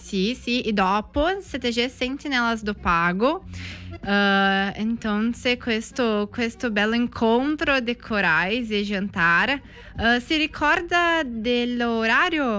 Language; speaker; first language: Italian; non-native, learner; Portuguese